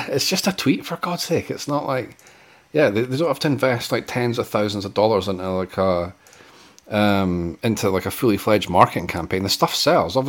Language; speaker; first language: English; native; English